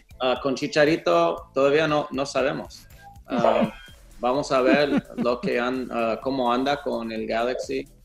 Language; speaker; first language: Spanish; non-native, fluent; English